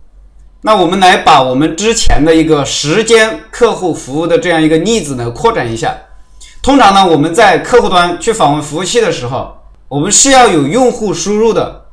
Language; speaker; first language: Chinese; native; Chinese